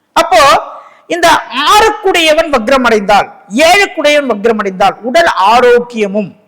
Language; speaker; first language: Tamil; native; Tamil